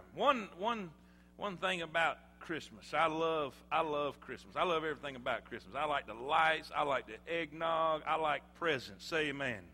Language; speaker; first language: English; native; English